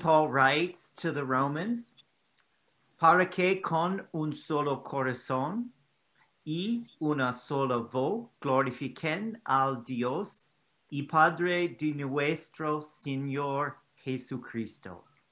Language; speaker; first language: Spanish; non-native, learner; English